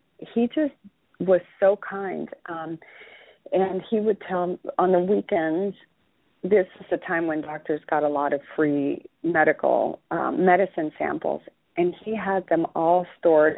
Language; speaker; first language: English; early bilingual, other home language; Spanish